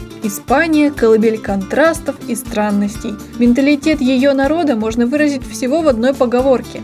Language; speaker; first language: Russian; native; Russian